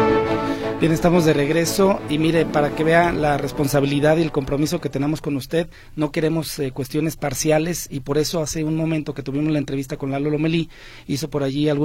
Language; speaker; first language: Spanish; native; Spanish